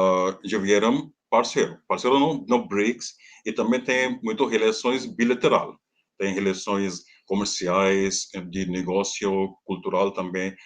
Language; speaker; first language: Portuguese; non-native, learner; Hindi